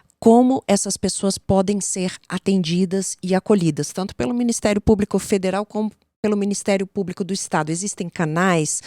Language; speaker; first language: Portuguese; native; Portuguese